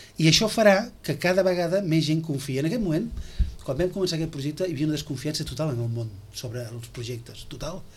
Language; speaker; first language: Catalan; native; Catalan